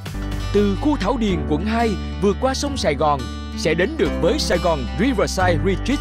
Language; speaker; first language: Vietnamese; native; Vietnamese